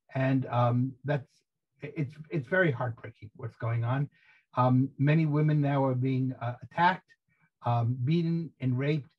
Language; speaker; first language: English; native; English